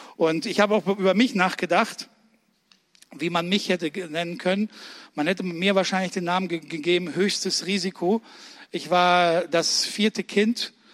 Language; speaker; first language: German; early bilingual, other home language; Russian